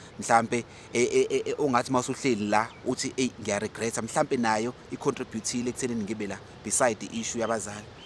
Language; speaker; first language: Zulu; native; Zulu